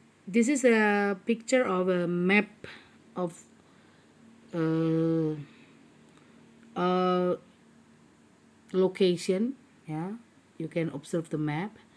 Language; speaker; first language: English; non-native, fluent; Indonesian